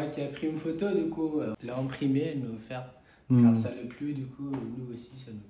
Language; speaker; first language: French; non-native, learner; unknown